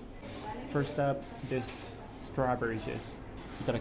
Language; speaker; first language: English; non-native, fluent; Japanese